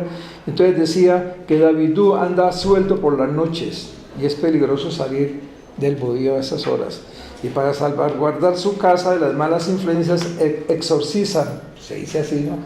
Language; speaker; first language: Spanish; native; Spanish